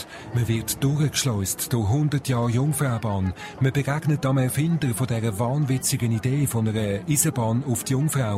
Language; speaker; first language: German; native; German